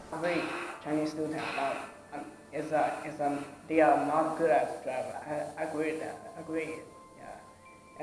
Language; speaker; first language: English; non-native, learner; Chinese